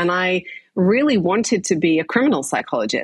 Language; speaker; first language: English; native; English